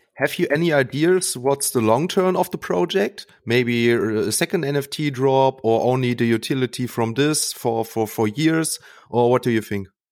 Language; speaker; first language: English; non-native, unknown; German